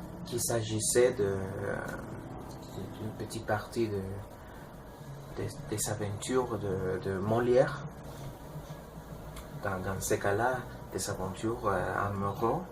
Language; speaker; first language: French; non-native, learner; Spanish